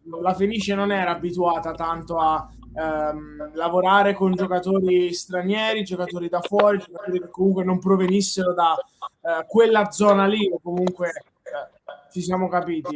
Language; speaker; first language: Italian; native; Italian